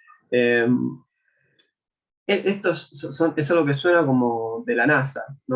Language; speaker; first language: Spanish; native; Spanish